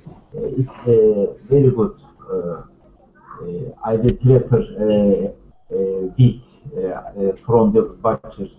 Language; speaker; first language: English; non-native, learner; Turkish